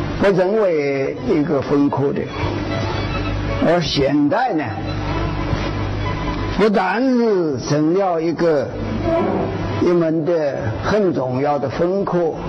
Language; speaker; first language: Chinese; non-native, local second language; Wu Chinese